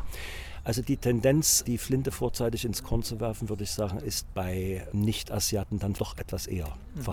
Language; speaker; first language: German; native; German